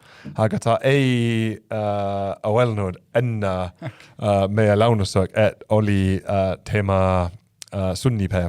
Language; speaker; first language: Estonian; non-native, fluent; English